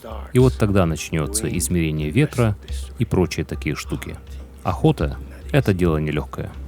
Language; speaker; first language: Russian; native; Russian